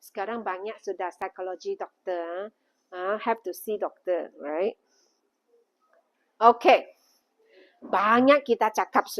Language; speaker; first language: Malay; non-native, local second language; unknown